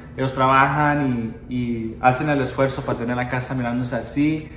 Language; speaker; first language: Spanish; early bilingual, heritage; Spanish